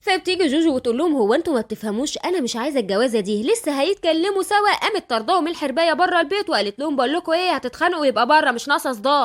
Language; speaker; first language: Arabic; native; Arabic